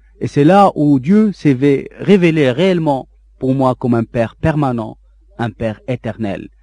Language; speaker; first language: French; non-native, local second language; Arabic